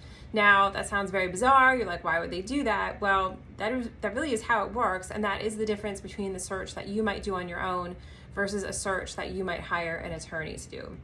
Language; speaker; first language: English; native; English